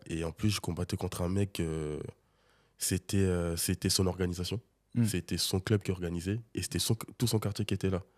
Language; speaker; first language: French; early bilingual, other home language; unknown